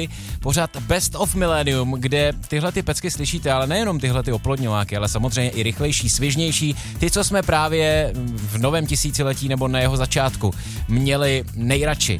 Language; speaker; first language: Czech; native; Czech